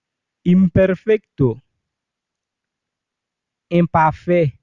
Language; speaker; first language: Spanish; non-native, fluent; Haitian Creole